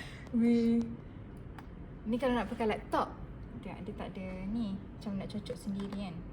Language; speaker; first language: Malay; native; Malay